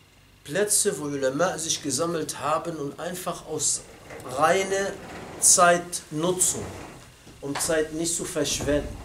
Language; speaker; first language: German; non-native, fluent; Arabic